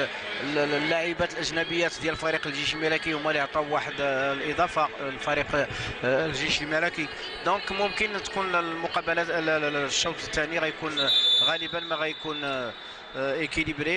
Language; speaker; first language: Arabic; native; Arabic